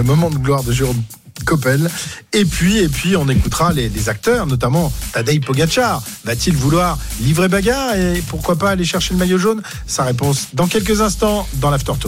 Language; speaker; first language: French; native; French